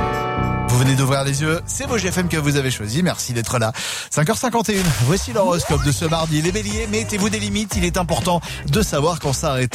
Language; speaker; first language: French; native; French